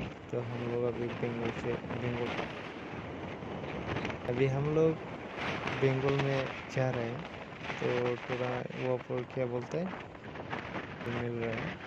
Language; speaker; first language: Hindi; non-native, local second language; Bodo